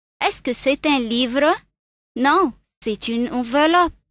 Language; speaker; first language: French; non-native, fluent; Arabic